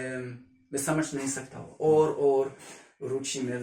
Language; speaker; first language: Hindi; non-native, learner; Swedish